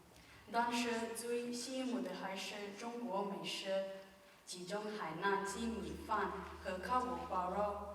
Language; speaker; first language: Chinese; non-native, learner; Slovenian